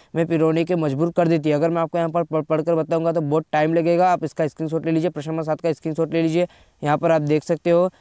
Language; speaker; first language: Hindi; native; Hindi